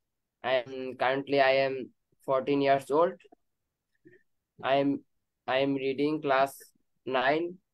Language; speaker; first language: English; non-native, learner; Bangla